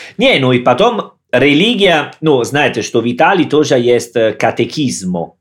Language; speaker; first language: Russian; non-native, learner; Italian